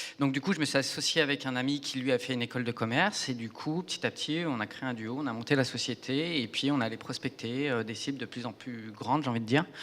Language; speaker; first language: French; native; French